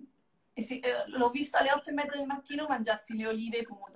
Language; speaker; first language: Italian; native; Italian